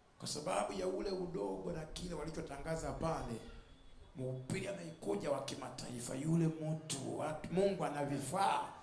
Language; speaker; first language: Swahili; non-native, fluent; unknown